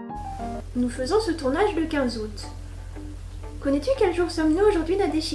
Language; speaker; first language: French; native; French